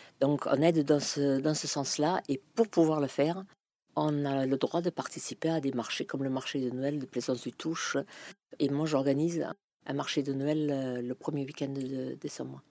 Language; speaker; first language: French; non-native, fluent; German